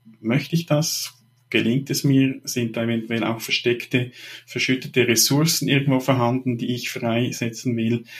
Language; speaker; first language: German; native; German